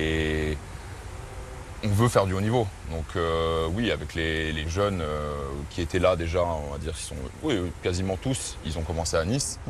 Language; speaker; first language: French; native; French